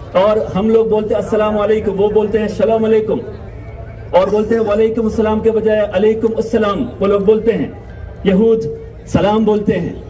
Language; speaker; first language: Urdu; non-native, local second language; Malayalam